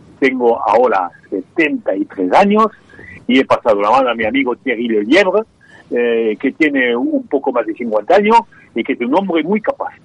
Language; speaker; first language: Spanish; non-native, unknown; French